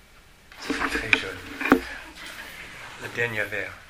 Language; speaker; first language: French; non-native, fluent; English